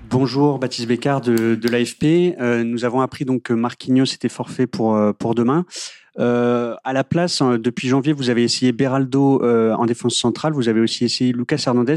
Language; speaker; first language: French; native; French